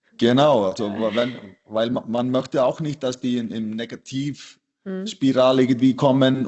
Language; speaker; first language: German; non-native, fluent; Icelandic